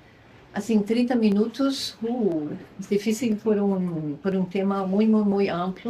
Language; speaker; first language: Spanish; non-native, fluent; Luxembourgish